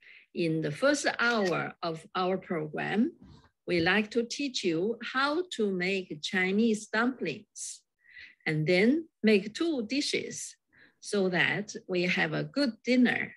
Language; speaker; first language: English; non-native, fluent; Chinese